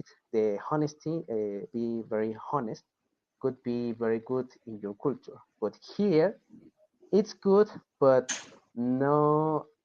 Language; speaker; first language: English; non-native, fluent; Spanish